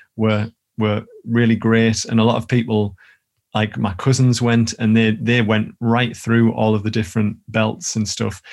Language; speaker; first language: English; native; English